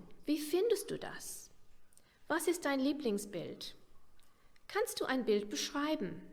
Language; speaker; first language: German; non-native, fluent; English